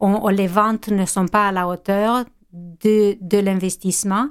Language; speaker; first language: French; non-native, fluent; Romanian